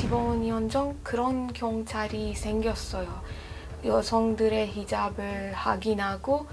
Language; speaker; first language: Korean; non-native, fluent; Persian